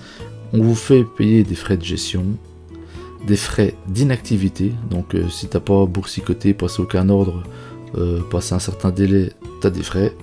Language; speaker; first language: French; native; French